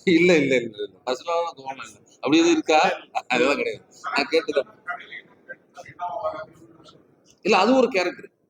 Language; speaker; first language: Tamil; native; Tamil